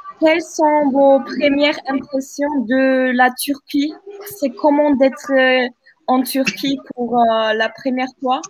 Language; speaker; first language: French; non-native, fluent; Turkish